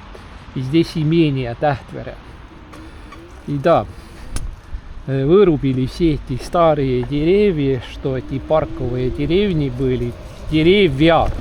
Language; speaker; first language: Russian; non-native, local second language; Estonian